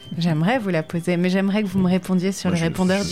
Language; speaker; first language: French; native; French